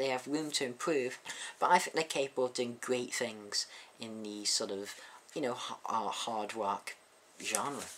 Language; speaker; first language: English; native; English